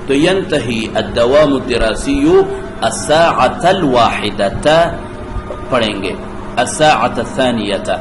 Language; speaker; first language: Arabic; non-native, fluent; Urdu